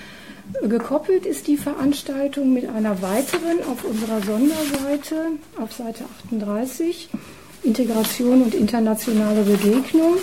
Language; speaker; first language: German; native; German